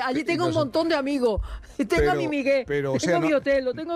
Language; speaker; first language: Spanish; native; Spanish